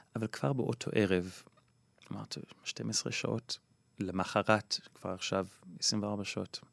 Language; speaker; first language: Hebrew; non-native, fluent; English